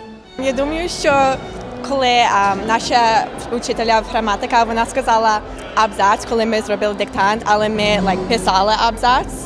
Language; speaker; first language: Ukrainian; early bilingual, heritage; English